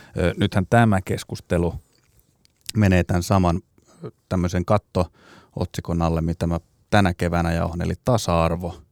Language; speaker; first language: Finnish; native; Finnish